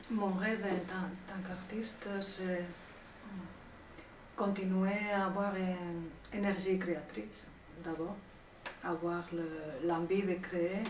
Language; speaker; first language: French; non-native, fluent; Spanish